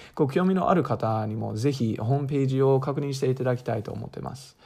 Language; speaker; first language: Japanese; non-native, fluent; English